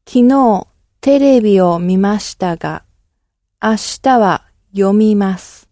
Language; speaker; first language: Japanese; non-native, learner; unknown